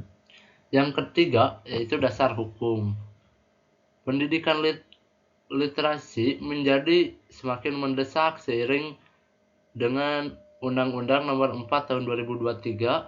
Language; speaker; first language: Indonesian; native; Indonesian